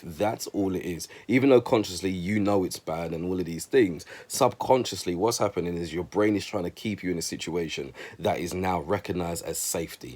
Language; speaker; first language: English; native; English